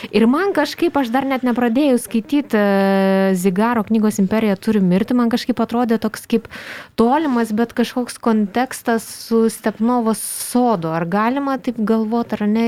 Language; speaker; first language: Lithuanian; native; Lithuanian